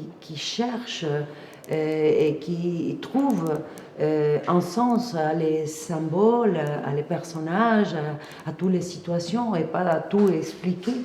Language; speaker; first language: French; non-native, fluent; Spanish